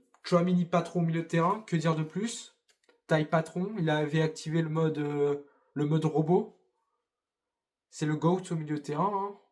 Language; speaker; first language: French; native; French